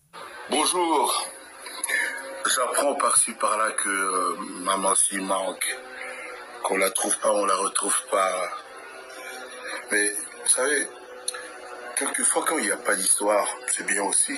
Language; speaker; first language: French; non-native, local second language; Lingala